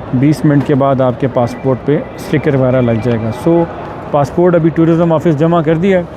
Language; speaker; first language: Urdu; native; Urdu